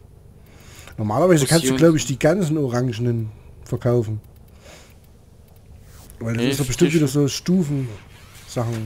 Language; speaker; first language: German; native; German